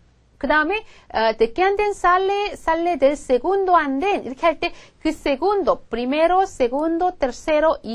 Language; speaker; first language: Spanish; non-native, fluent; Korean